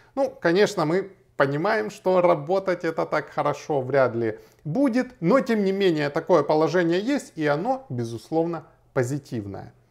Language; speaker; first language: Russian; native; Russian